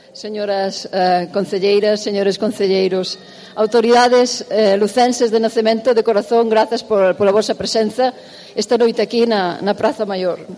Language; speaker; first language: Galician; native; Galician